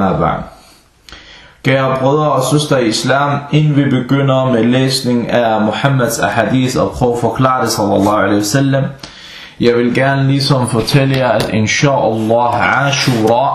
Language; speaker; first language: Danish; early bilingual, other home language; Arabic